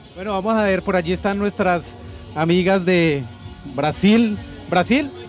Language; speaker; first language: Spanish; native; Spanish